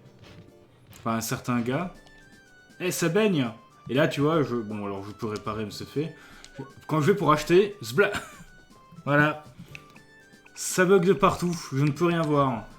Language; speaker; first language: French; native; French